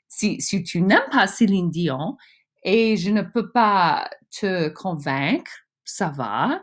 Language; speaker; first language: French; non-native, fluent; English